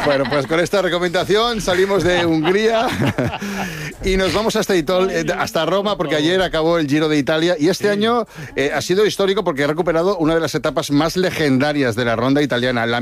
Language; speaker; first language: Spanish; native; Spanish